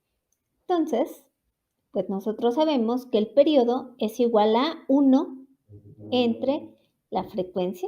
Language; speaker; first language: Spanish; native; Spanish